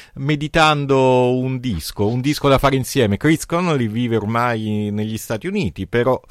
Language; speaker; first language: Italian; native; Italian